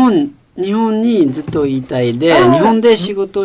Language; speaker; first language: Japanese; non-native, fluent; French